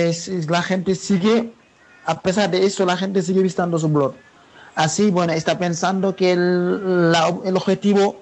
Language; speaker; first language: Spanish; non-native, fluent; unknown